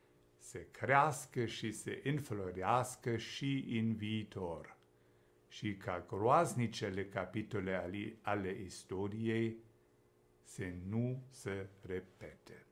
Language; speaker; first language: Romanian; non-native, fluent; German